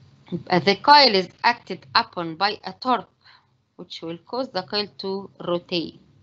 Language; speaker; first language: English; non-native, fluent; Arabic